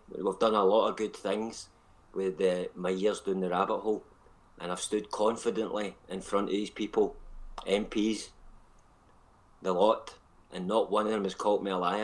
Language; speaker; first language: English; native; English